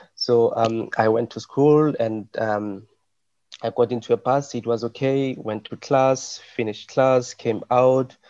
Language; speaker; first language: English; non-native, local second language; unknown